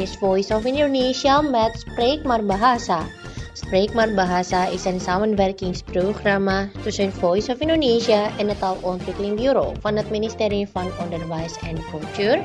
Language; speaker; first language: Dutch; non-native, learner; Indonesian